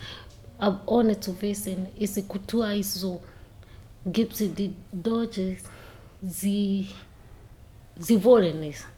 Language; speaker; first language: German; non-native, learner; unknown